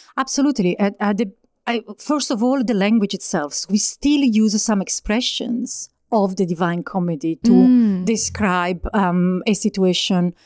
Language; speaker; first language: English; non-native, fluent; Italian